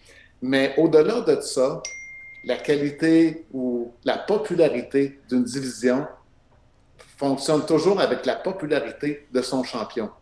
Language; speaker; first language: French; native; French